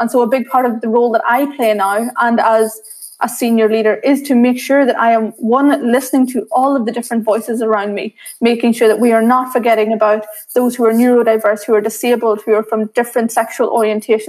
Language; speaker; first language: English; native; English